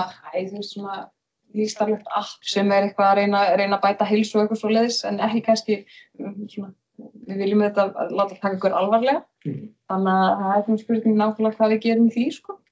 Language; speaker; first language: Icelandic; native; Icelandic